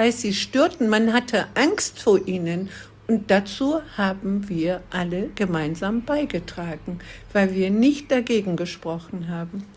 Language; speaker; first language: German; early bilingual, other home language; Kurdish